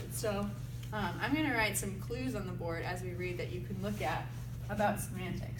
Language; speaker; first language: English; native; English